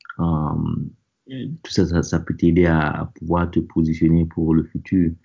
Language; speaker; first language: French; non-native, local second language; Mossi